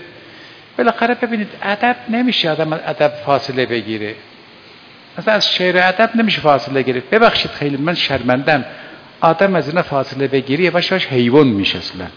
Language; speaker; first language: Persian; native; Persian